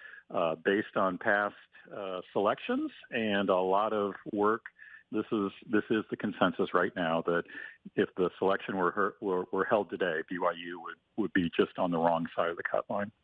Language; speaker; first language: English; native; English